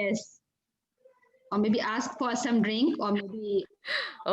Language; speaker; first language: English; non-native, learner; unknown